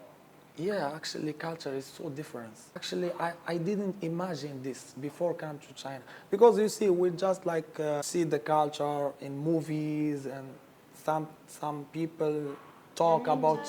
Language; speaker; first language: English; non-native, learner; Arabic